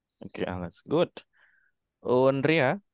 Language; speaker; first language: German; non-native, fluent; Indonesian